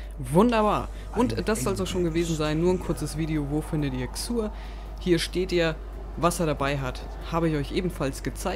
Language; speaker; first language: German; native; German